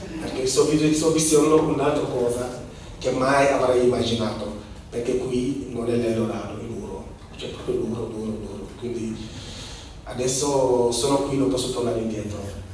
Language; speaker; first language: Italian; non-native, fluent; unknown